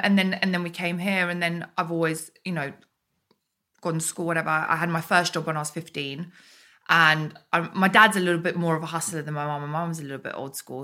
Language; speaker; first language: English; early bilingual, other home language; Bulgarian